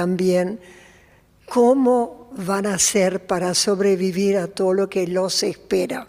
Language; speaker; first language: Spanish; early bilingual, other home language; Polish